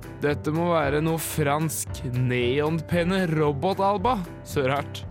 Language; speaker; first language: Norwegian; native; Norwegian